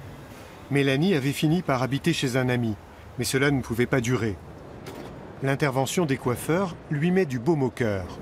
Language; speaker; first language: French; native; French